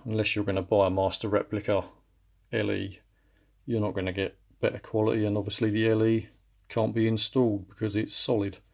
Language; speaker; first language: English; native; English